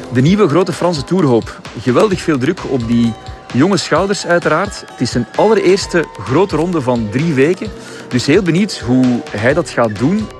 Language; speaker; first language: Dutch; native; Dutch